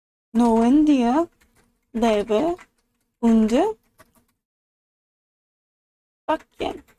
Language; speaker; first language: Norwegian; non-native, learner; English